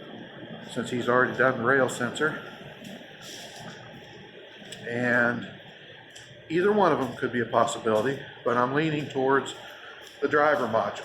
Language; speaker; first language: English; native; English